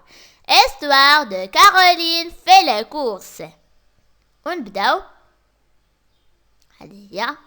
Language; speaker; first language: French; non-native, local second language; Arabic